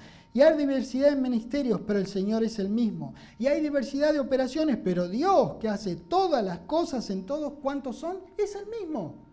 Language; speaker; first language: Spanish; native; Spanish